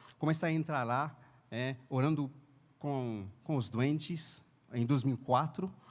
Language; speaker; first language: Portuguese; non-native, fluent; Haitian Creole